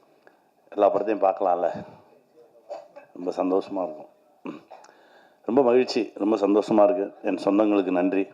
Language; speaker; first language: Tamil; native; Tamil